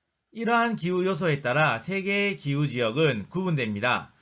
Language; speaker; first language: Korean; native; Korean